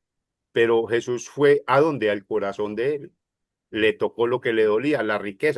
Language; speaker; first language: Spanish; native; Spanish